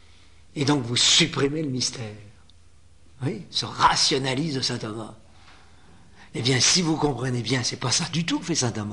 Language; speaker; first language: French; native; French